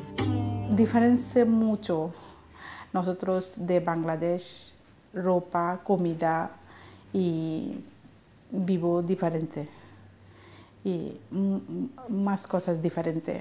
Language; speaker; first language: Spanish; non-native, learner; Bangla